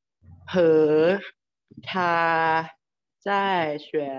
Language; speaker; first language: Chinese; non-native, learner; Thai